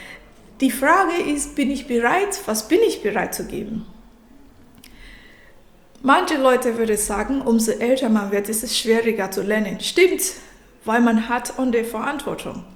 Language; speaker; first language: German; non-native, fluent; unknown